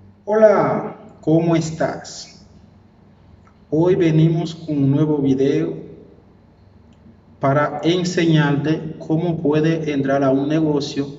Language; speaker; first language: Spanish; non-native, fluent; Haitian Creole